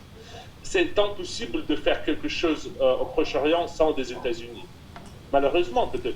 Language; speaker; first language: French; non-native, fluent; Russian